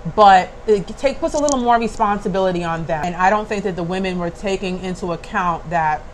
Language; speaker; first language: English; native; English